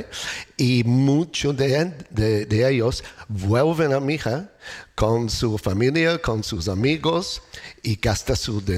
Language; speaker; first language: Spanish; non-native, learner; English